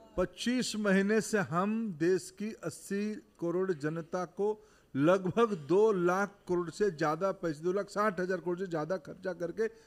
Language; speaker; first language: Hindi; non-native, local second language; Odia